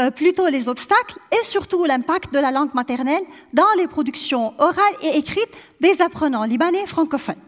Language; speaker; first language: French; non-native, local second language; Arabic